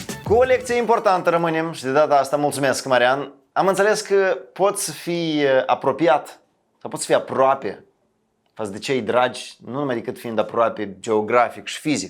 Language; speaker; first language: Romanian; native; Romanian